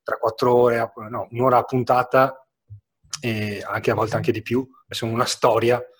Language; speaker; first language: Italian; native; Italian